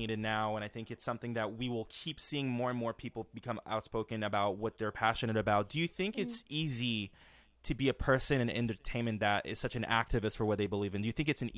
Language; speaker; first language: English; non-native, fluent; French